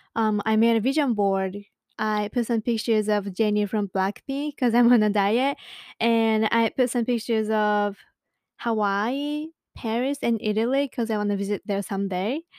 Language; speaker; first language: English; non-native, fluent; Japanese